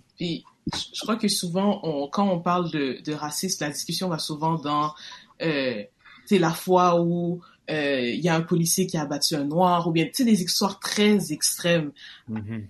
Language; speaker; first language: French; native; French